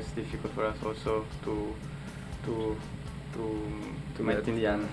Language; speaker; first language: English; non-native, local second language; Filipino